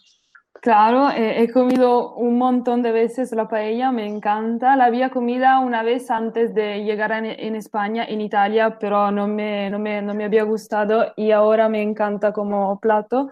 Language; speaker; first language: Spanish; non-native, learner; Italian